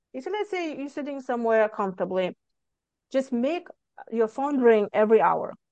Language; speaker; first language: English; non-native, fluent; Lithuanian